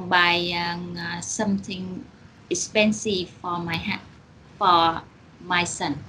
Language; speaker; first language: English; non-native, learner; Vietnamese